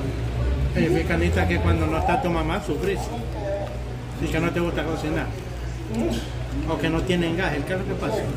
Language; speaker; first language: Spanish; native; Spanish